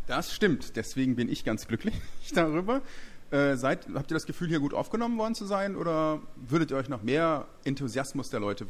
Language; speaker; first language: German; native; German